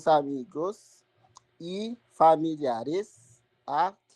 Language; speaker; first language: Portuguese; non-native, learner; Haitian Creole